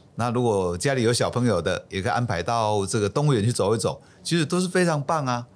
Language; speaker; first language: Chinese; native; Chinese